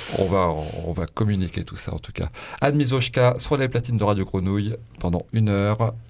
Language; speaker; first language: French; native; French